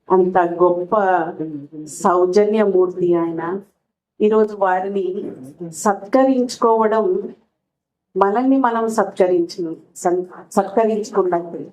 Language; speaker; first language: Telugu; non-native, local second language; Lambadi